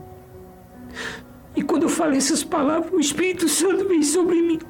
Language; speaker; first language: Portuguese; native; Portuguese